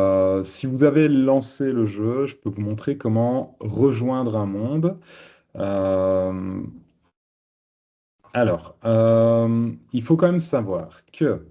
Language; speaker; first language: French; native; French